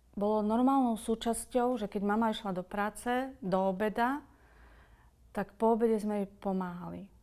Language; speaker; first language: Slovak; native; Slovak